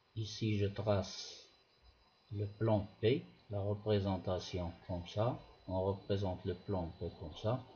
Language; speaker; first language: French; non-native, local second language; Arabic